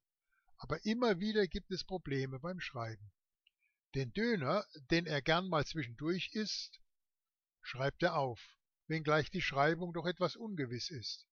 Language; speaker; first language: German; native; German